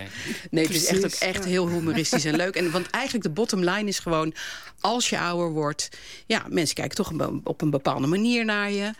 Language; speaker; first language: Dutch; native; Dutch